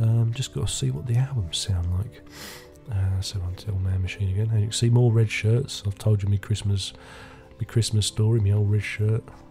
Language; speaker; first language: English; native; English